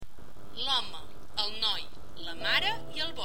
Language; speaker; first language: Catalan; non-native, learner; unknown